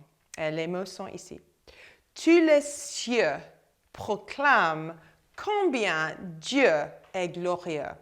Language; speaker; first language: French; non-native, fluent; English